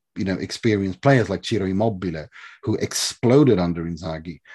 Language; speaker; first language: English; early bilingual, other home language; Swedish